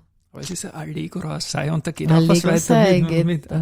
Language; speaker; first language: German; native; German